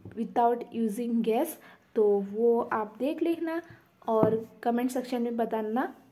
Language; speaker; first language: Hindi; non-native, local second language; Konkani